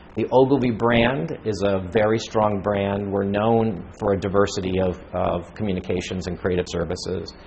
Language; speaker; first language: English; native; English